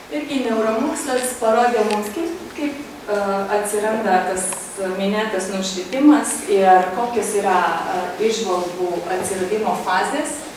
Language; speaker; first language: Lithuanian; non-native, fluent; Hungarian